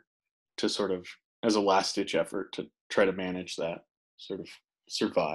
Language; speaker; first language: English; native; English